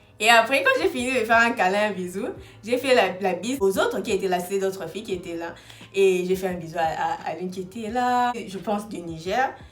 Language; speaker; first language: French; non-native, local second language; Lingala